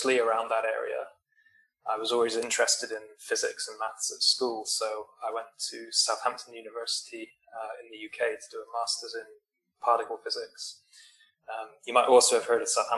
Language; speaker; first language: English; native; English